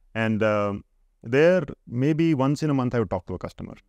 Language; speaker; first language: English; non-native, local second language; Hindi